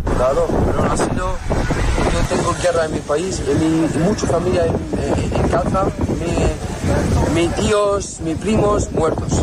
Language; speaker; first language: Spanish; non-native, learner; Arabic